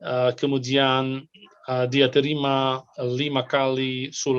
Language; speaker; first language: Indonesian; non-native, fluent; Arabic